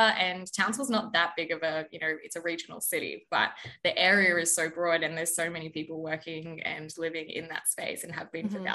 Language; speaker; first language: English; native; English